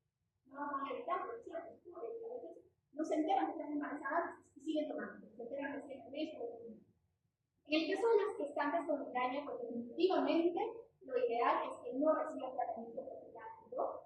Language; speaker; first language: Spanish; native; Spanish